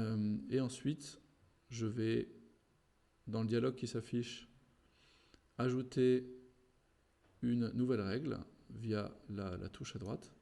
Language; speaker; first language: French; native; French